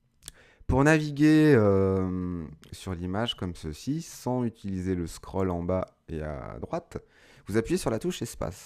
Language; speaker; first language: French; native; French